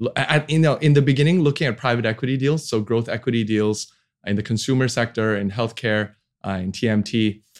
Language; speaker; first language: English; non-native, local second language; Cantonese